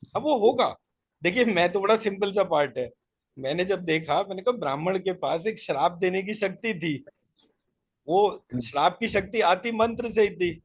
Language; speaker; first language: Hindi; native; Hindi